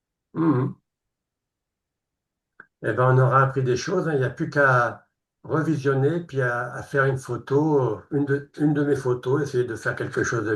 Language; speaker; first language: French; native; French